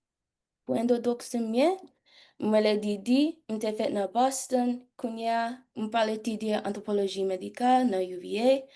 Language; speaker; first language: Haitian Creole; early bilingual, heritage; English